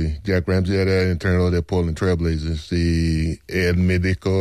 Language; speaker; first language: Spanish; non-native, fluent; English